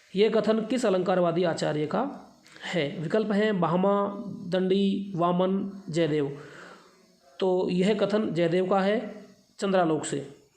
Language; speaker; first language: Hindi; native; Hindi